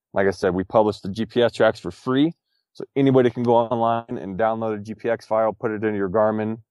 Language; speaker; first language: English; native; English